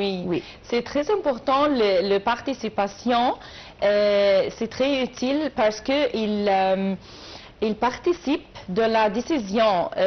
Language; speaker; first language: French; non-native, learner; Arabic